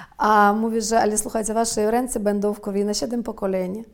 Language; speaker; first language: Polish; early bilingual, heritage; Polish